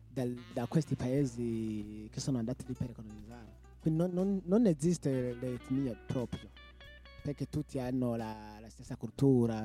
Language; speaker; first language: Italian; non-native, local second language; Rundi